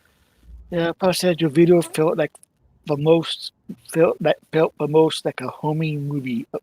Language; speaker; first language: English; native; English